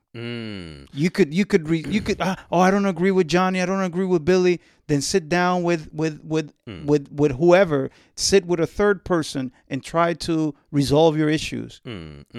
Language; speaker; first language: English; early bilingual, other home language; Spanish